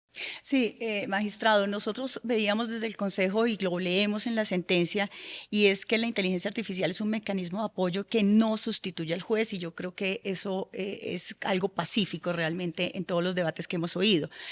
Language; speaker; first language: Spanish; native; Spanish